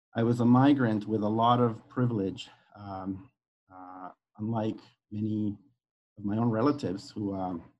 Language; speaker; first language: English; non-native, fluent; Spanish